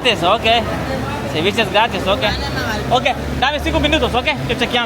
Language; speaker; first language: Spanish; non-native, learner; Pashto